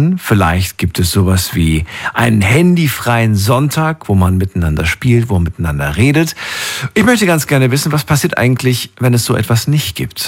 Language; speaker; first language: German; native; German